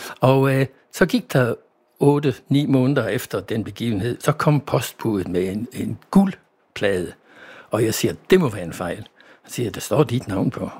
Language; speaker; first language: Danish; non-native, fluent; English